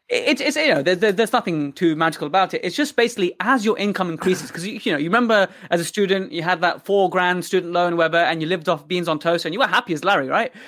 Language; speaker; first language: English; early bilingual, other home language; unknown